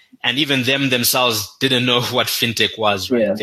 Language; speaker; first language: English; non-native, local second language; Shona